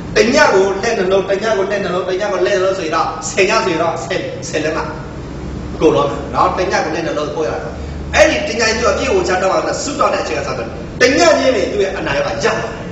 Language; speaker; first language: Burmese; non-native, local second language; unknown